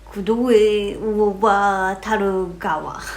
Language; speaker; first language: Polish; non-native, learner; Japanese